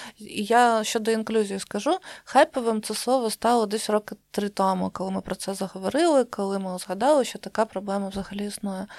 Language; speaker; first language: Ukrainian; non-native, local second language; Russian